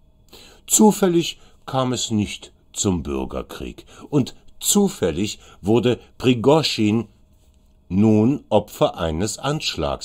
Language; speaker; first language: German; native; German